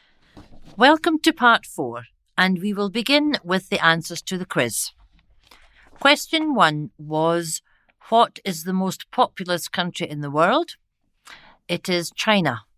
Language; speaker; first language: English; native; English